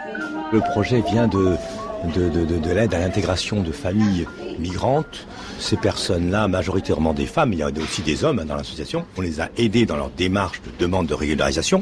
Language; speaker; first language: French; native; French